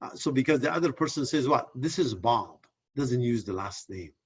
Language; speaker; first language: English; non-native, fluent; Persian